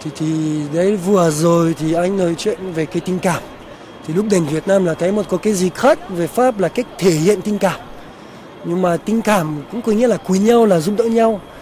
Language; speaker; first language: Vietnamese; non-native, fluent; French